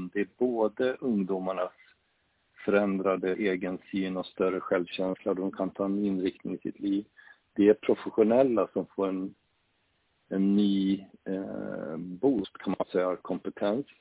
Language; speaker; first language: Swedish; native; Swedish